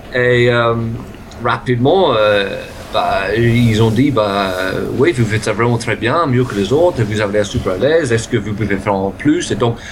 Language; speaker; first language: French; non-native, fluent; English